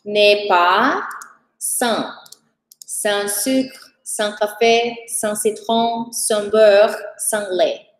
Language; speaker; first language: French; non-native, fluent; Portuguese